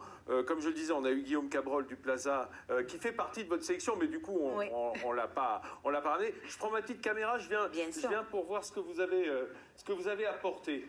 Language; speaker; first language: French; native; French